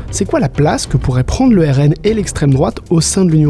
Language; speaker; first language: French; native; French